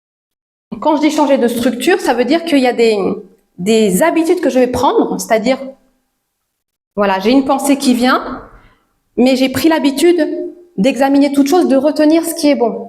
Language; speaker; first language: French; native; French